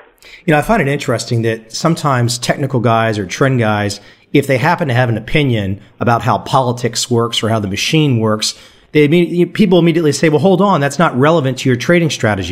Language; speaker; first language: English; native; English